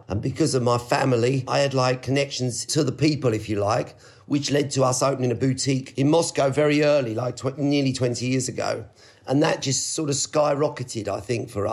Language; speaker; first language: English; native; English